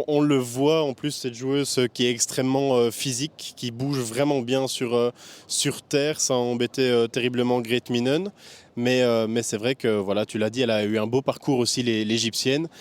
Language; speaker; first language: French; native; French